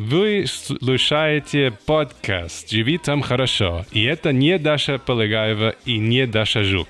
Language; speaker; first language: Russian; non-native, learner; German